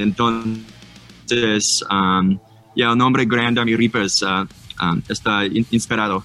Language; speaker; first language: Spanish; non-native, learner; English